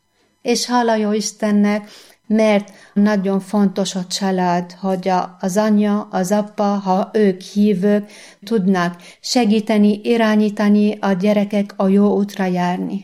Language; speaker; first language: Hungarian; non-native, fluent; Arabic